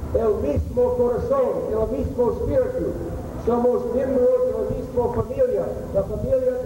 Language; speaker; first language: Spanish; non-native, learner; English